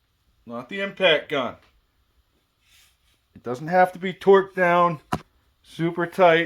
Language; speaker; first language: English; native; English